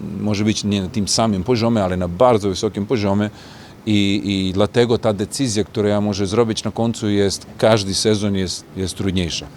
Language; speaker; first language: Polish; non-native, fluent; Serbian